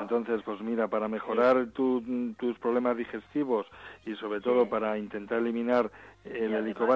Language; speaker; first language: Spanish; native; Spanish